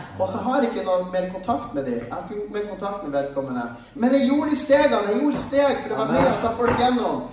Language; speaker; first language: Norwegian; native; Norwegian